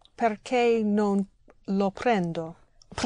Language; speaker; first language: Italian; non-native, learner; English